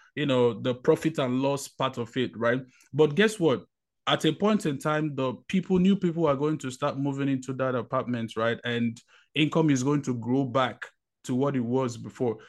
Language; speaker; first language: English; non-native, local second language; Igbo